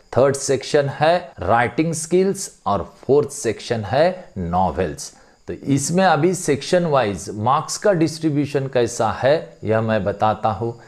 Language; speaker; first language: Hindi; non-native, local second language; Marathi